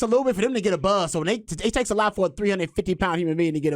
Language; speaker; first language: English; native; English